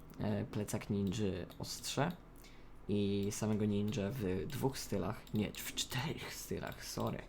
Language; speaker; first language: Polish; native; Polish